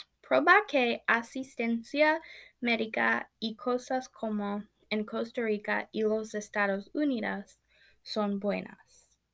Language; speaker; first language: Spanish; non-native, learner; English